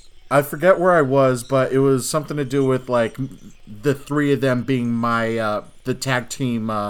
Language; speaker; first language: English; native; English